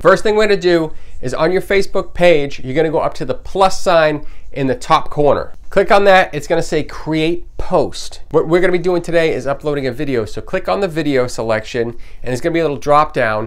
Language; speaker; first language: English; native; English